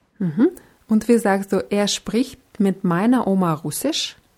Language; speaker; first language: German; non-native, fluent; Russian